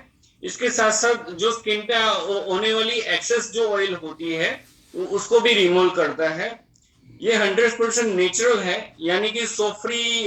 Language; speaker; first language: Hindi; native; Hindi